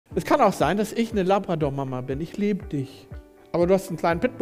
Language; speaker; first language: German; native; German